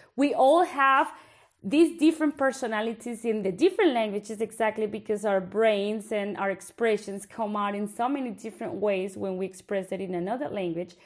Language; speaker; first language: English; non-native, fluent; Spanish